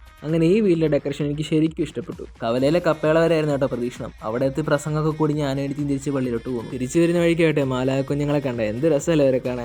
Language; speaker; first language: Malayalam; native; Malayalam